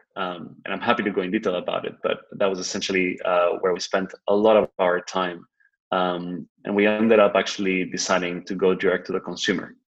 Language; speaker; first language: English; non-native, fluent; Spanish